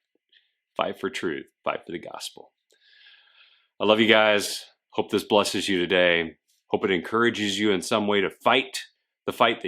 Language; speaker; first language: English; native; English